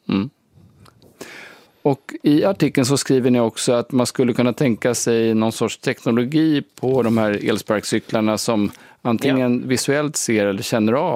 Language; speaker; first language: Swedish; native; Swedish